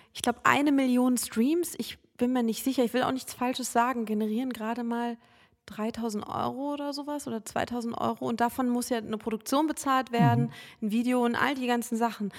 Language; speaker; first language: German; native; German